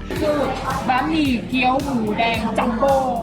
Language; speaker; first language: Thai; native; Thai